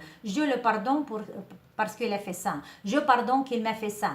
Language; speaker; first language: French; non-native, fluent; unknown